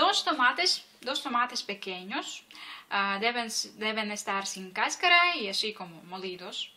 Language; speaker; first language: Spanish; non-native, fluent; Ukrainian